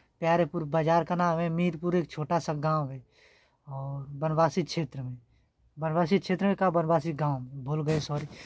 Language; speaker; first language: Hindi; native; Hindi